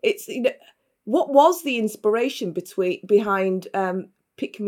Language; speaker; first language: English; native; English